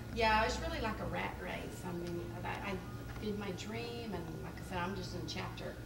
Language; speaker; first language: English; native; English